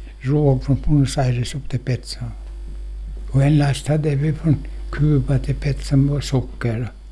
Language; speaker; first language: Swedish; native; Swedish